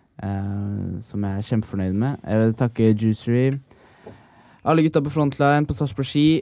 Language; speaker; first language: Norwegian; native; Norwegian